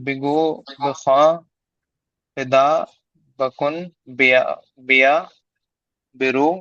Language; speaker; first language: Persian; non-native, learner; Urdu